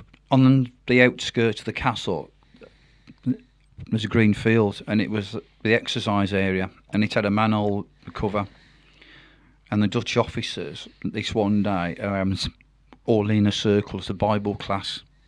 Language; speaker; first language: English; native; English